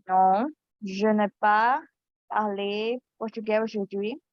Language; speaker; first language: French; non-native, learner; Portuguese